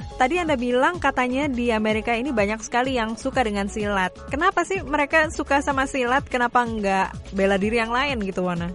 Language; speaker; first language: Indonesian; native; Indonesian